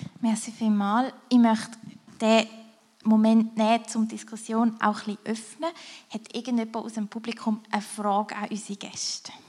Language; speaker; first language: German; native; German